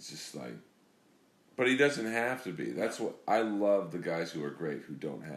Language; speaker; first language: English; native; English